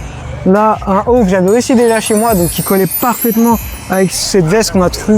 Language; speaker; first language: French; native; French